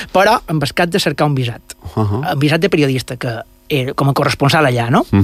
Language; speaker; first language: Catalan; native; Catalan